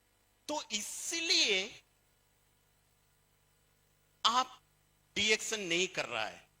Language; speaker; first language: Hindi; non-native, learner; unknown